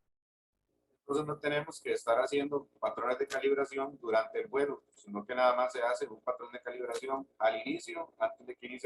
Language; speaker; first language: Spanish; native; Spanish